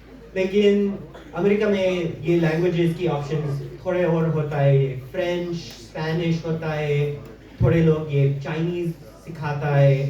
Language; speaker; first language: Hindi; early bilingual, heritage; English